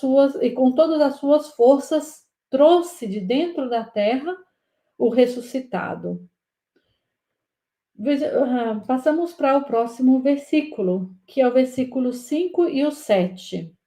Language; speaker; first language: Portuguese; native; Portuguese